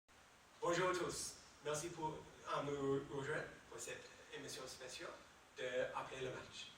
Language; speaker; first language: French; non-native, learner; English